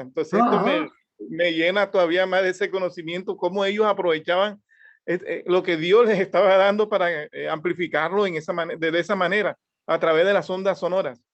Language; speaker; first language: Spanish; native; Spanish